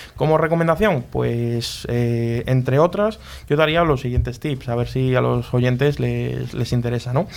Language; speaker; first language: Spanish; native; Spanish